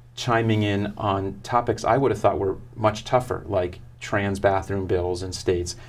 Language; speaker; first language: English; native; English